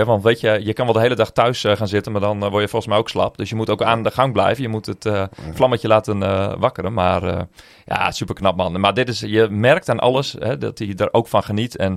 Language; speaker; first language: Dutch; native; Dutch